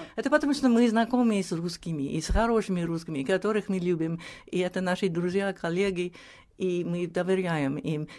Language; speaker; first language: Russian; non-native, fluent; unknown